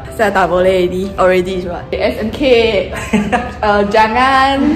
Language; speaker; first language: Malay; non-native, local second language; Chinese